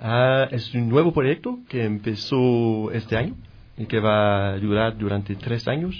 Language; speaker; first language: Spanish; non-native, fluent; French